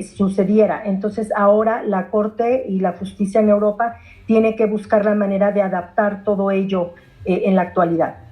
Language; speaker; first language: Spanish; non-native, fluent; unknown